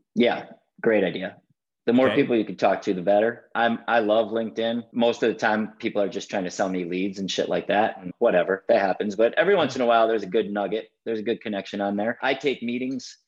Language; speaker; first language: English; native; English